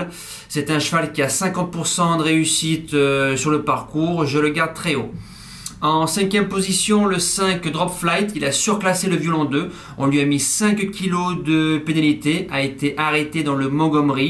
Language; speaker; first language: French; native; French